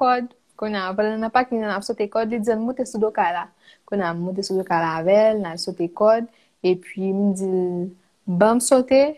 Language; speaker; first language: French; non-native, local second language; Haitian Creole